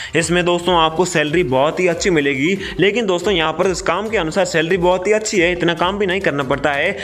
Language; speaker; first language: Hindi; native; Hindi